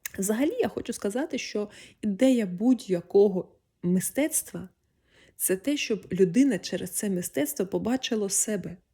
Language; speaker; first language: Ukrainian; non-native, local second language; Russian